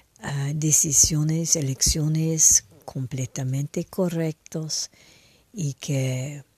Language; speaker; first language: Spanish; non-native, fluent; French